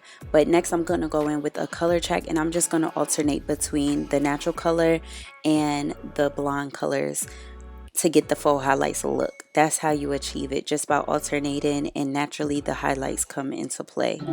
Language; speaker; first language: English; native; English